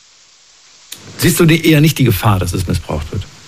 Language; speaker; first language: German; native; German